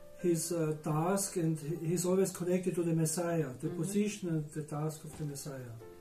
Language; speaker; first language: English; non-native, fluent; German